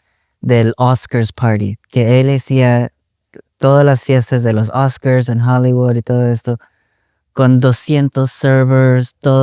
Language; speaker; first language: Spanish; early bilingual, other home language; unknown